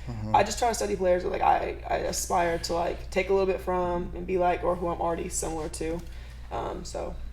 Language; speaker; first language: English; native; English